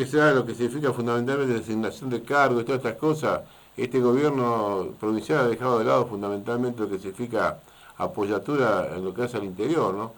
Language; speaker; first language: Spanish; native; Spanish